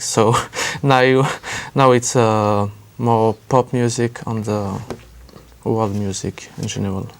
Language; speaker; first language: English; non-native, learner; French